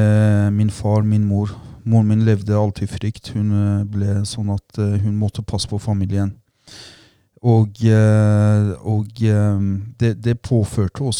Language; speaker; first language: Norwegian; non-native, fluent; Persian